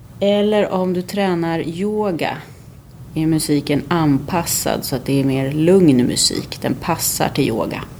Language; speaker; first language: Swedish; native; Swedish